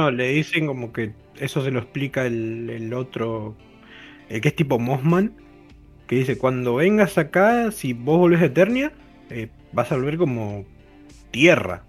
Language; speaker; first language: Spanish; native; Spanish